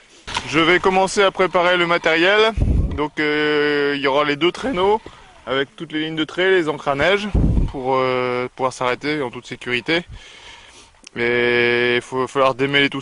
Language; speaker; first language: French; native; French